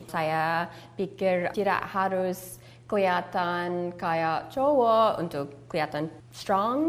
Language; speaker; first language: Indonesian; early bilingual, heritage; English